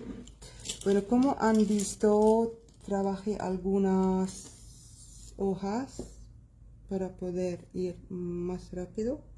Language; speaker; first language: Spanish; non-native, local second language; Arabic